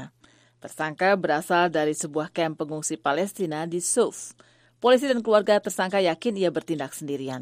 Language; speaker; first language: Indonesian; native; Indonesian